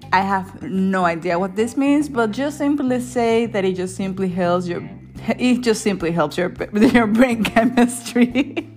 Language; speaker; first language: English; non-native, fluent; Spanish